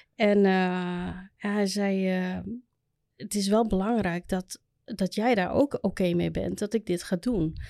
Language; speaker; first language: Dutch; native; Dutch